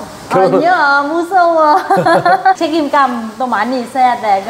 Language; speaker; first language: Korean; non-native, learner; Vietnamese